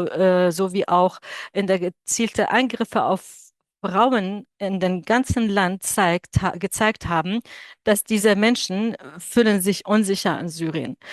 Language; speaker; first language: German; non-native, fluent; Arabic